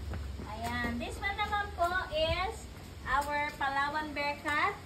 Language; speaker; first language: Filipino; native; Filipino